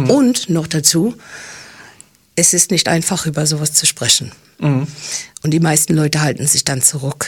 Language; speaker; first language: German; early bilingual, heritage; English